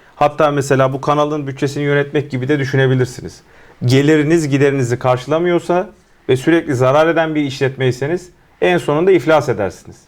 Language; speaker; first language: Turkish; native; Turkish